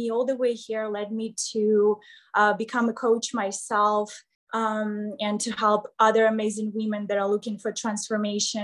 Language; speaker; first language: English; non-native, fluent; Ukrainian